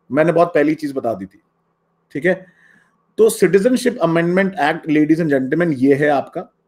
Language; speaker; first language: Hindi; native; Hindi